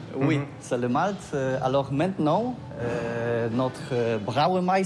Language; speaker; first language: French; non-native, learner; Polish